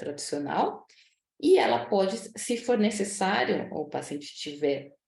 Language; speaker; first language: Portuguese; native; Portuguese